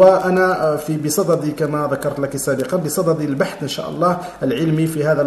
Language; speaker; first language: Arabic; native; Arabic